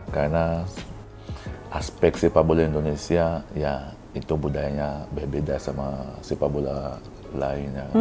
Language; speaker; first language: Indonesian; non-native, fluent; French